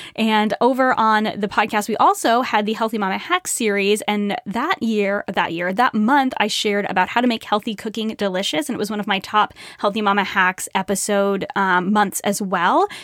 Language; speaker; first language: English; native; English